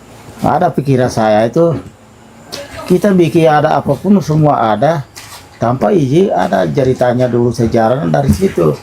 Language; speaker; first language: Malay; non-native, local second language; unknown